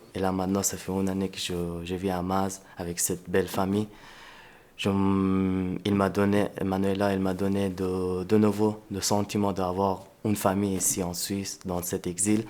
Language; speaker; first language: French; non-native, fluent; Persian